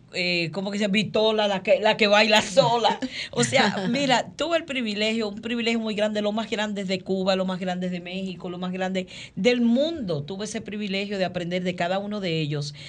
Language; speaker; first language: Spanish; early bilingual, heritage; Spanish